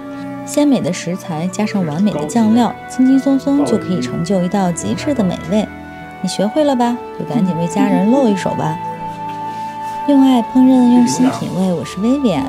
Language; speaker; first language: Chinese; native; Chinese